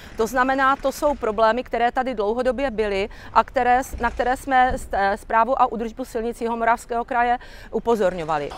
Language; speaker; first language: Czech; native; Czech